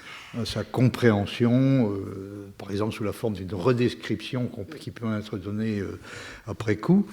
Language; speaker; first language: French; native; French